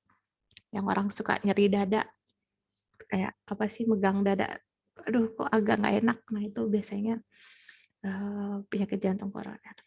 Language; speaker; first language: Indonesian; native; Indonesian